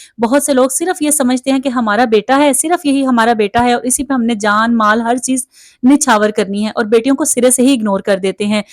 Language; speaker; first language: Urdu; native; Urdu